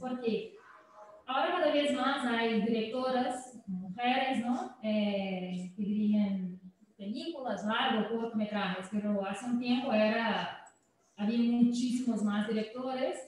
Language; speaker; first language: Spanish; non-native, fluent; Portuguese